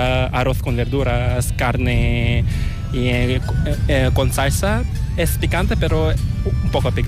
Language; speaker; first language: Spanish; non-native, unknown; Korean